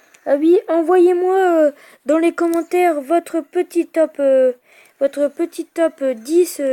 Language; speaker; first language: French; native; French